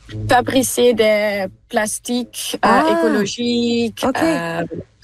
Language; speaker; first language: French; non-native, learner; Dutch